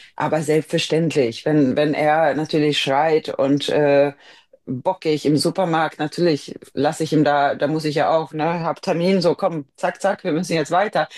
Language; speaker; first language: German; non-native, fluent; Swedish